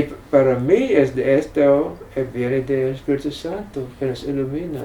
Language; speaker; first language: Spanish; non-native, fluent; English